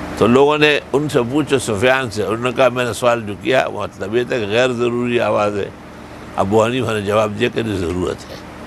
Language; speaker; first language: Urdu; non-native, local second language; Pashto